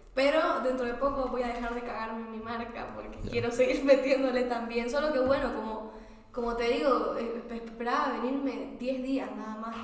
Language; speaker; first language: Spanish; native; Spanish